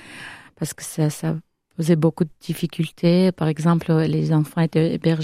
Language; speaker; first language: French; non-native, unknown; Armenian